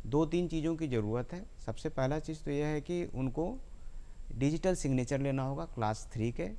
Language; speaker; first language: Hindi; native; Hindi